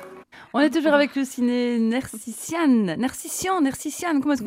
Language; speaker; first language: French; native; French